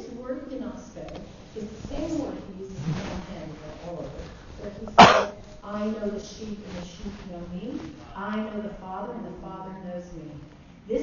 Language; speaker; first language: English; native; English